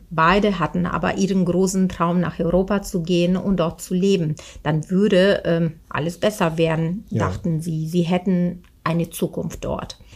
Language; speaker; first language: German; non-native, fluent; Italian